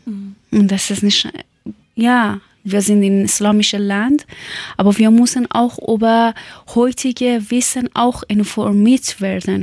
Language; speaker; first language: German; non-native, learner; Persian